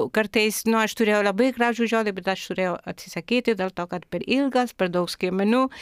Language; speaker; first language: Lithuanian; non-native, fluent; Spanish